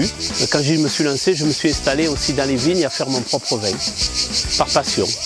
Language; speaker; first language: French; native; French